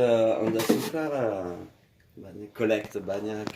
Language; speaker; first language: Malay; non-native, learner; French